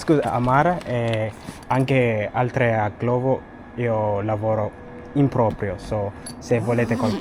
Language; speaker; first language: Italian; non-native, learner; Amharic